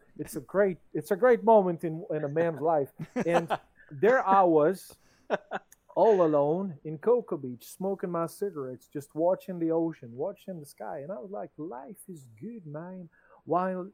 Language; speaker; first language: English; non-native, fluent; French